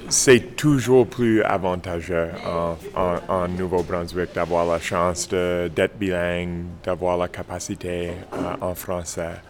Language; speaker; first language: French; non-native, local second language; English